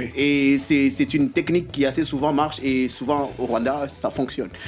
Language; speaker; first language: French; non-native, local second language; Swahili